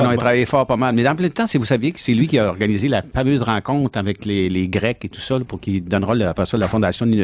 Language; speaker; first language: French; native; French